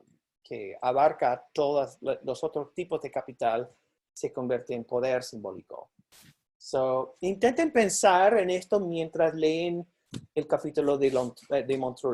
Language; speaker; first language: Spanish; non-native, fluent; English